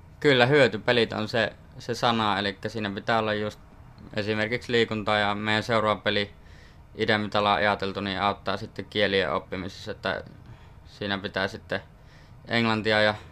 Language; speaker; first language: Finnish; native; Finnish